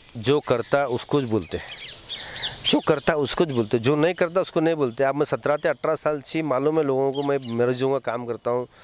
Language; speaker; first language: Hindi; non-native, local second language; Urdu